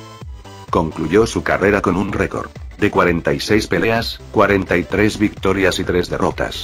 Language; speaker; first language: Spanish; native; Spanish